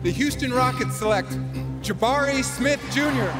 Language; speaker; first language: English; native; English